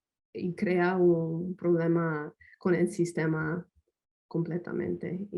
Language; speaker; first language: Spanish; non-native, fluent; English